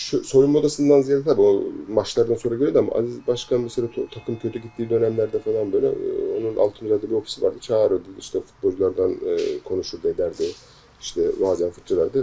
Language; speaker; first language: Turkish; native; Turkish